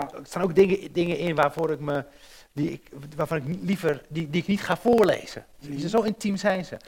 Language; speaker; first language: Dutch; native; Dutch